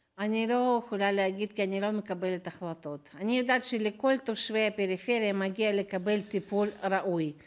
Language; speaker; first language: Hebrew; non-native, fluent; Russian